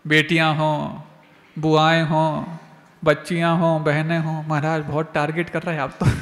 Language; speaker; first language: Hindi; native; Hindi